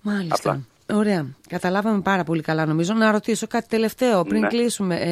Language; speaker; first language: Greek; native; Greek